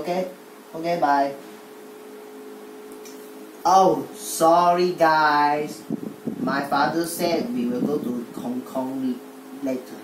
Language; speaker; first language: English; non-native, local second language; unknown